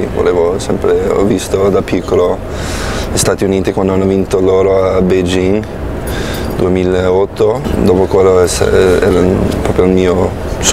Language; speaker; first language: Italian; non-native, fluent; English